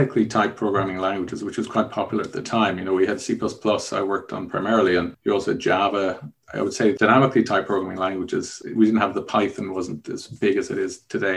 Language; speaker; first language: English; native; English